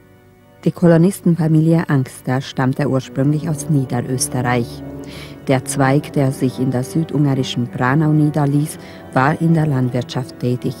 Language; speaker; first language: German; native; German